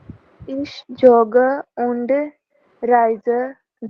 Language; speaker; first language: German; non-native, learner; Hindi